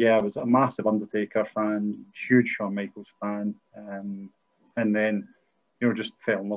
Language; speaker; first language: English; native; English